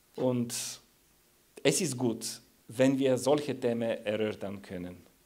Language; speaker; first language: German; non-native, fluent; Bulgarian